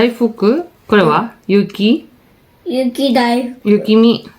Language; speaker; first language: Japanese; non-native, fluent; Filipino